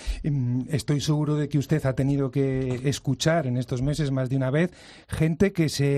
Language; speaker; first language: Spanish; native; Spanish